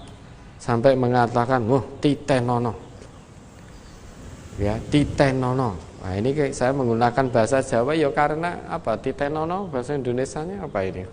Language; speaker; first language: Indonesian; non-native, local second language; Javanese